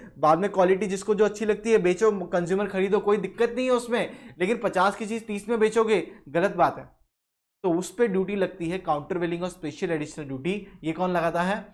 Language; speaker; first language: Hindi; native; Hindi